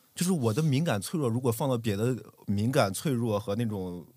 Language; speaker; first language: Chinese; native; Chinese